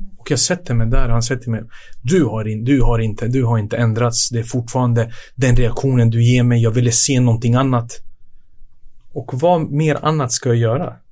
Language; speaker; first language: Swedish; early bilingual, other home language; Serbian